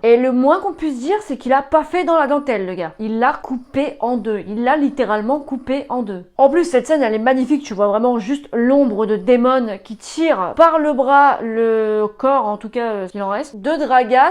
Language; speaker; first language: French; native; French